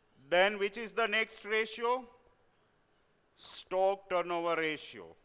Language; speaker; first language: English; non-native, local second language; Gujarati